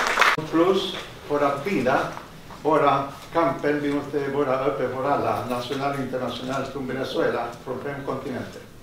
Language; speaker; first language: Swedish; non-native, learner; Spanish